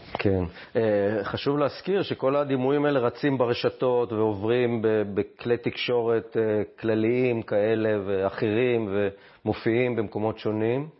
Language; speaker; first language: Hebrew; native; Hebrew